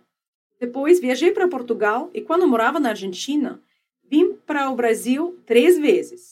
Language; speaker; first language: Portuguese; non-native, fluent; English